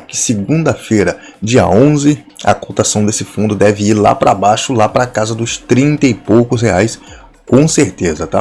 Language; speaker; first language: Portuguese; native; Portuguese